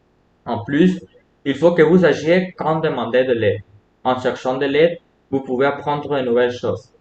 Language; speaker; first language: French; non-native, fluent; Spanish